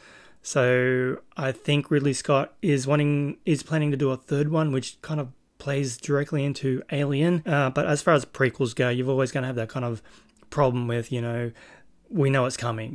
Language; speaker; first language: English; native; English